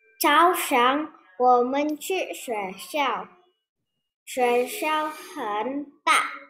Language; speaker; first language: Chinese; non-native, learner; Indonesian